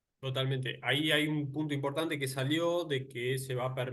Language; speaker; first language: Spanish; native; Spanish